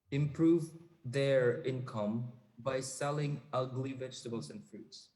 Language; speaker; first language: English; non-native, fluent; Indonesian